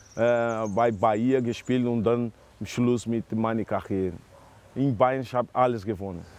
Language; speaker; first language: German; non-native, learner; Portuguese